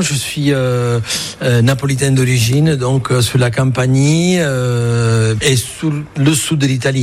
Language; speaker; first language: French; non-native, fluent; Italian